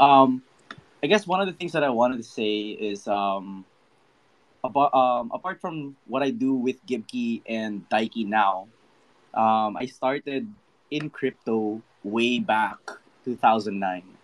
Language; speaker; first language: English; non-native, local second language; Filipino